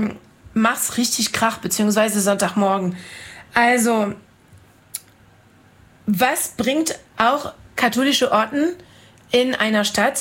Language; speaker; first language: German; non-native, fluent; French